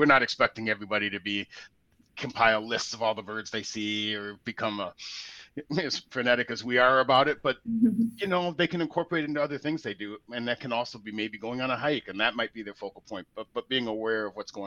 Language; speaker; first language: English; native; English